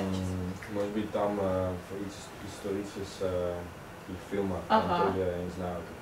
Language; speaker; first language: Russian; non-native, learner; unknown